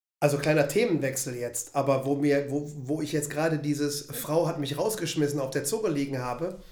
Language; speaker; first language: German; native; German